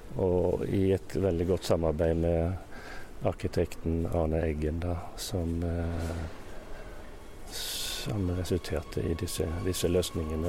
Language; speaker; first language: Norwegian; native; Norwegian